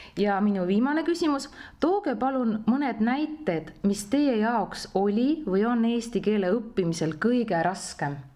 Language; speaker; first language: Estonian; native; Estonian